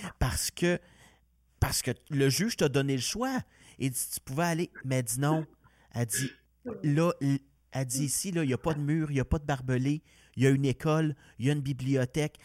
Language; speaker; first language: French; native; French